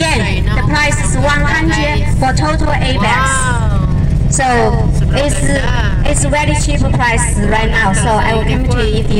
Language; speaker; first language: English; non-native, learner; Chinese